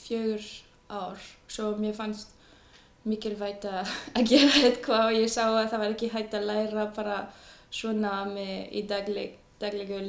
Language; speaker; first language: Icelandic; non-native, fluent; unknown